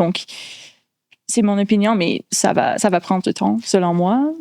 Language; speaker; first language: French; non-native, local second language; English